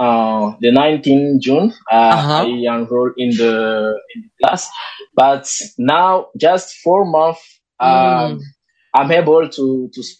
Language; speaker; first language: English; non-native, learner; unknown